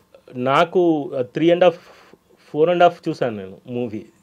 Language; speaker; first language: Telugu; non-native, local second language; Tamil